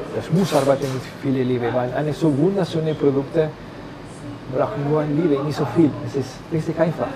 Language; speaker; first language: German; non-native, learner; Spanish